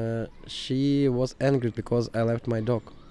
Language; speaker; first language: English; non-native, learner; Ukrainian